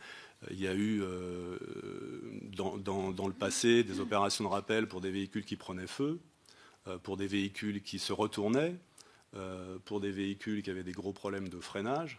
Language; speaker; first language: French; native; French